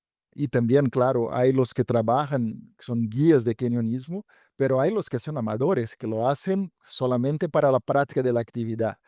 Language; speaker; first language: Spanish; non-native, fluent; Portuguese